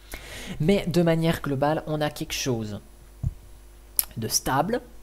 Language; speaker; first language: French; native; French